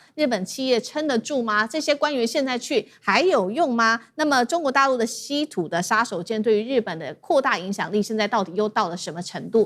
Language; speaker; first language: Chinese; native; Chinese